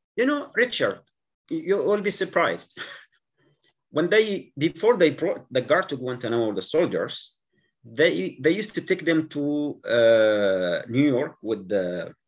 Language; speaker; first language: English; non-native, fluent; Arabic